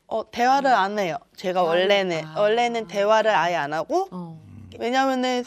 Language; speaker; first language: Korean; native; Korean